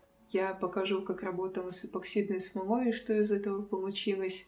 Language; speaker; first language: Russian; native; Russian